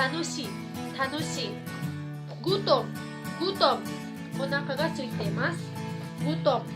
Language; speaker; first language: Japanese; non-native, fluent; Filipino